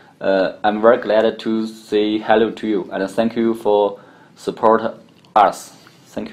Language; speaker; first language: English; non-native, learner; Chinese